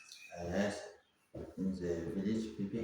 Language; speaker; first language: English; non-native, learner; Tajik